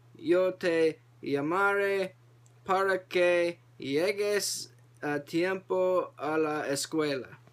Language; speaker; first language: Spanish; non-native, learner; English